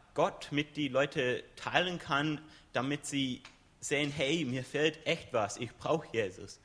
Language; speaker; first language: German; non-native, fluent; English